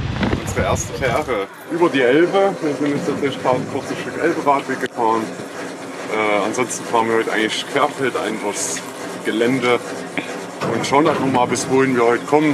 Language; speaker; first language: German; native; German